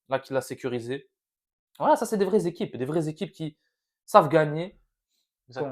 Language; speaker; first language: French; native; French